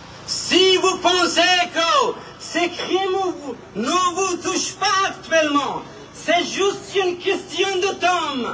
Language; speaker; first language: French; non-native, fluent; Persian